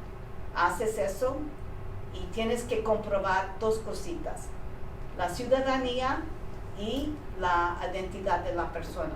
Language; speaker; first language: Spanish; early bilingual, heritage; Spanish